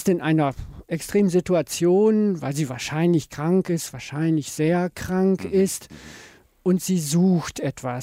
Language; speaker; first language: German; native; German